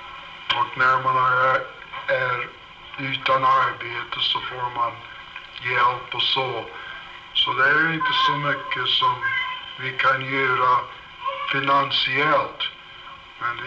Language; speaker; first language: Swedish; early bilingual, heritage; Swedish